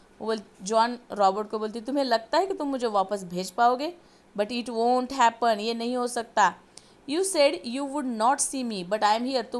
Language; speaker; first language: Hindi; non-native, local second language; Marathi